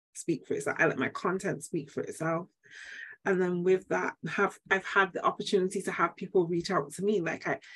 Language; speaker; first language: English; native; English